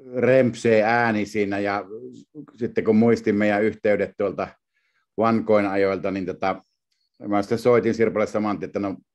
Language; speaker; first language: Finnish; native; Finnish